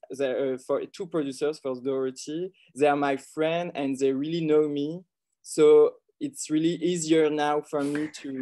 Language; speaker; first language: English; non-native, learner; French